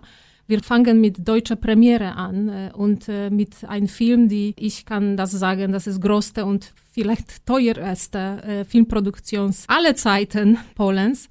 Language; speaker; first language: German; non-native, fluent; Polish